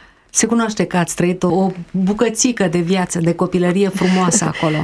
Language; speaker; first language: Romanian; native; Romanian